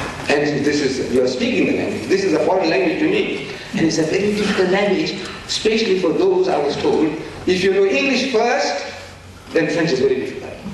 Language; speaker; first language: English; non-native, local second language; Gujarati